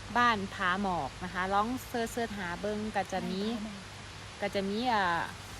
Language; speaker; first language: Thai; native; Thai